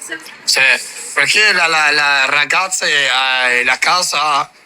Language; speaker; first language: Italian; non-native, learner; Albanian